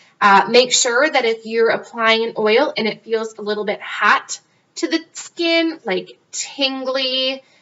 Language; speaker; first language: English; native; English